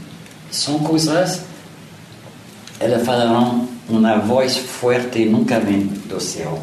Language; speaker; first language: Spanish; non-native, learner; French